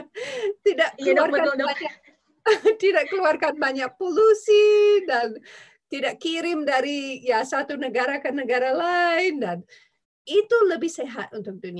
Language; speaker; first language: Indonesian; non-native, fluent; English